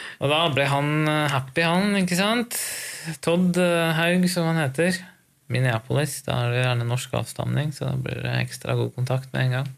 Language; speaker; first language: Norwegian; native; Norwegian